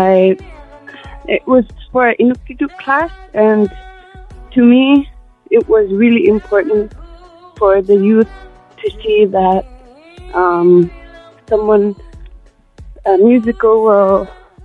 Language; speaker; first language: English; non-native, fluent; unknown